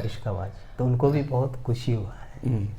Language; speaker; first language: Hindi; non-native, local second language; Malayalam